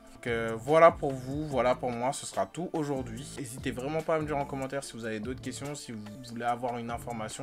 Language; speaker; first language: French; native; French